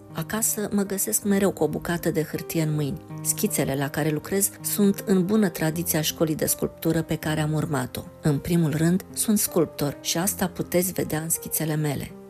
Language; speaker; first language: Romanian; native; Romanian